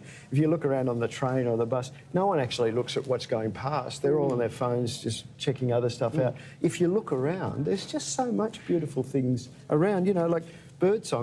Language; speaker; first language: English; native; English